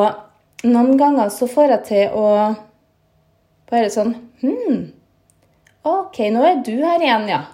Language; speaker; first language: Norwegian; native; Norwegian